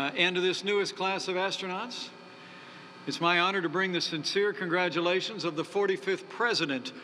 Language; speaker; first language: English; native; English